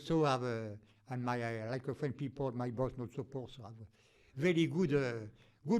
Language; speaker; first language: English; non-native, fluent; French